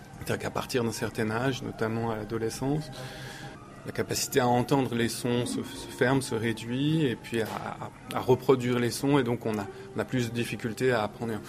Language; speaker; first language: French; native; French